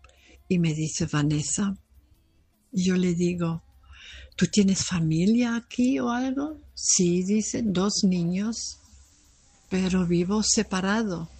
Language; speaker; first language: Spanish; non-native, fluent; German